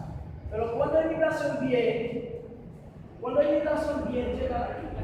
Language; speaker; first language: Spanish; non-native, local second language; Haitian Creole